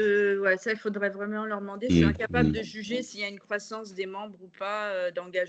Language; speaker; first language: French; native; French